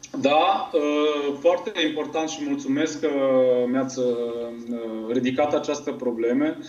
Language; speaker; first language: Romanian; native; Romanian